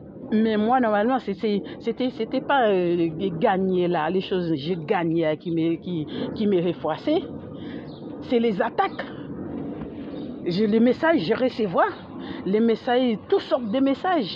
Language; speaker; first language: French; non-native, fluent; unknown